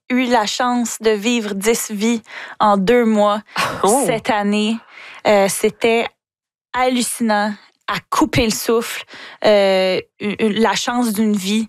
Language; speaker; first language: French; native; French